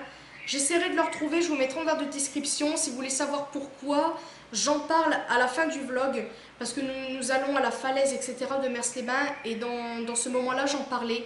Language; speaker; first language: French; native; French